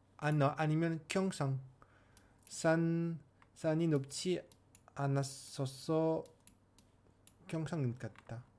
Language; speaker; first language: Korean; non-native, learner; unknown